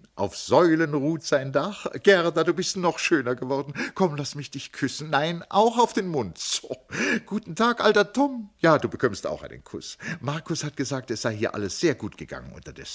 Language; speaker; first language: German; native; German